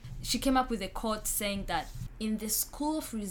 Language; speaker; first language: English; non-native, local second language; Kinyarwanda